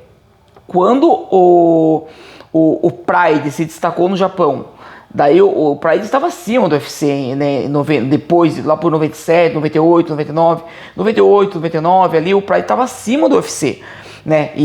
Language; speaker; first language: Portuguese; native; Portuguese